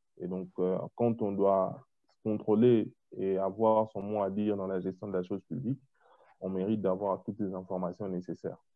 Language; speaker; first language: French; non-native, local second language; Lingala